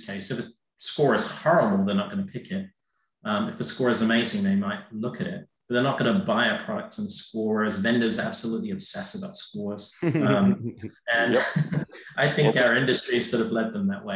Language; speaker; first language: English; native; English